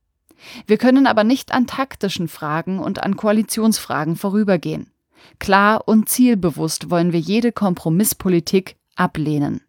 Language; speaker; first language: German; native; German